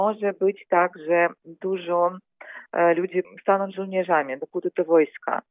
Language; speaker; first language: Polish; non-native, learner; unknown